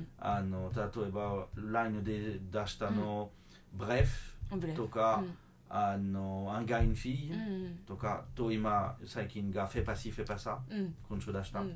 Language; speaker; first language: Japanese; non-native, fluent; French